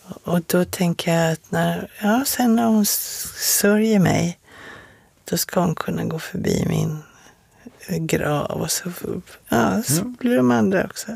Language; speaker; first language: Swedish; native; Swedish